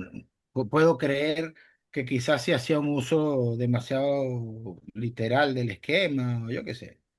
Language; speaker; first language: Spanish; native; Spanish